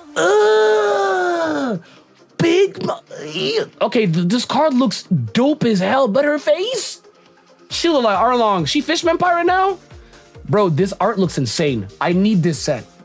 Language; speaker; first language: English; native; English